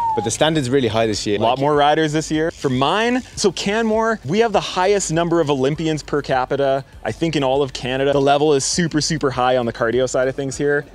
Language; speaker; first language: English; native; English